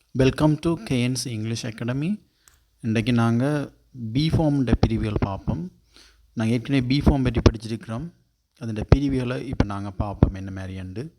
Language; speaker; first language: Tamil; native; Tamil